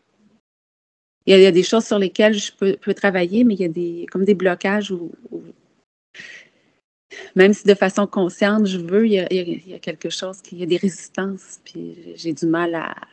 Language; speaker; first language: French; native; French